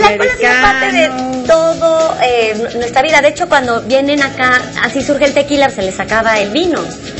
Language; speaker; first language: Spanish; native; Spanish